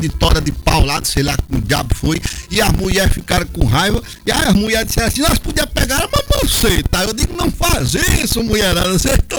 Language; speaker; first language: Portuguese; native; Portuguese